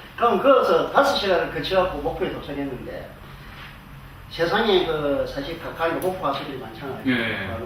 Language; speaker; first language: Korean; native; Korean